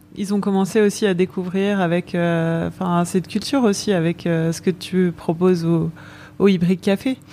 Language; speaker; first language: French; native; French